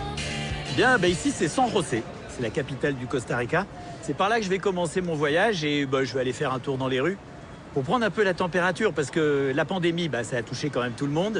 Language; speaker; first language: French; native; French